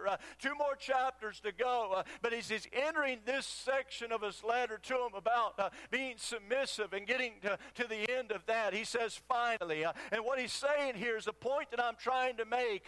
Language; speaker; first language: English; native; English